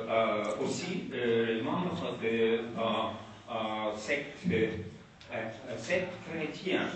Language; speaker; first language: French; non-native, learner; Slovak